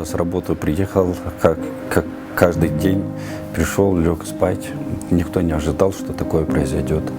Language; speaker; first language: Russian; non-native, local second language; Kyrgyz